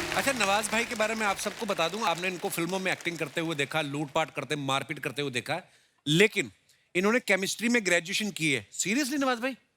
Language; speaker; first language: Hindi; non-native, local second language; Punjabi